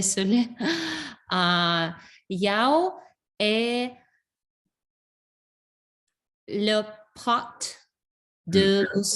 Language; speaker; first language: French; non-native, learner; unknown